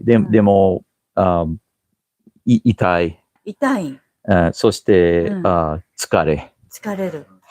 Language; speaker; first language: Japanese; non-native, learner; English